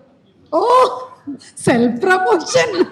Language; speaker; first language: Telugu; native; Telugu